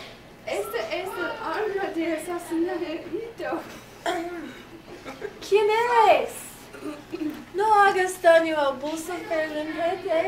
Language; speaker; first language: Spanish; non-native, learner; English